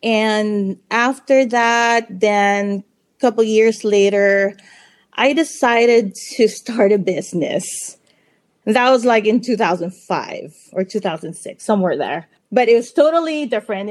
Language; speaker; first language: English; non-native, local second language; Filipino